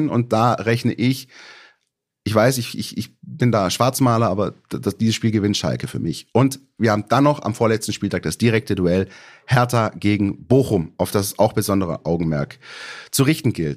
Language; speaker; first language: German; native; German